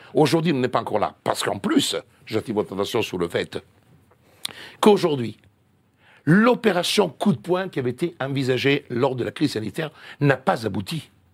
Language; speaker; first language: French; non-native, fluent; Italian